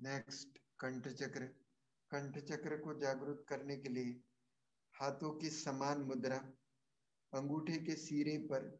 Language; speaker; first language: Hindi; non-native, local second language; Marathi